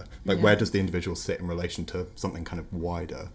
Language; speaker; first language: English; native; English